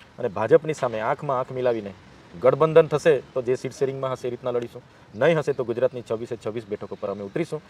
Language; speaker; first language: Gujarati; non-native, local second language; Vasavi